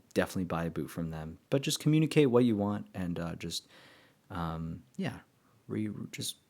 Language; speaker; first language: English; native; English